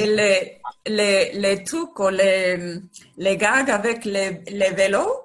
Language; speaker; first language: French; non-native, learner; Spanish